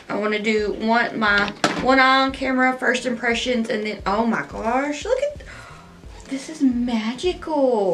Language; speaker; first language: English; native; English